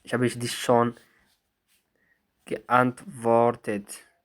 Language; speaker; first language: German; non-native, fluent; Somali